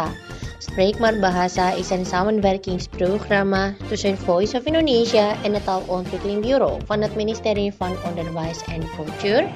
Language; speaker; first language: Dutch; non-native, learner; Indonesian